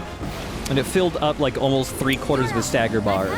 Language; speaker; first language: English; native; English